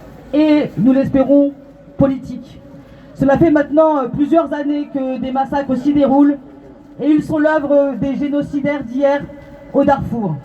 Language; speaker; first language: French; native; French